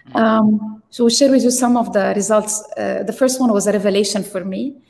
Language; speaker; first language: English; non-native, fluent; Arabic